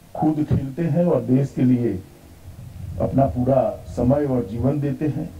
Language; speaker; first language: Hindi; non-native, local second language; Gujarati